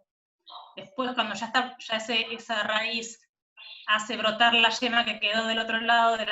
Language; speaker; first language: Spanish; native; Spanish